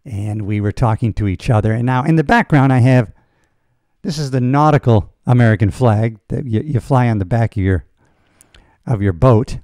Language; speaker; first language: English; native; English